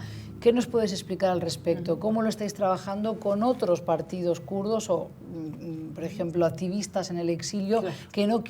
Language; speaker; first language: Spanish; native; Spanish